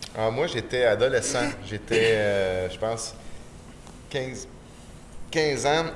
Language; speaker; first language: French; native; French